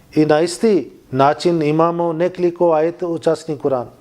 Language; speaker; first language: Bosnian; non-native, learner; Urdu